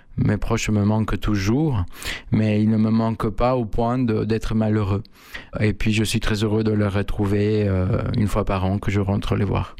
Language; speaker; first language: French; non-native, fluent; Spanish